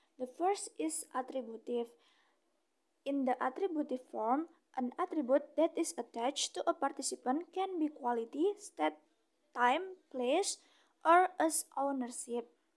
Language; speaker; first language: English; non-native, learner; Indonesian